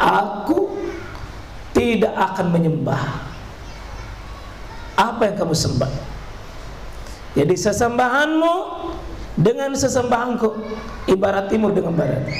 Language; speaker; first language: Indonesian; native; Indonesian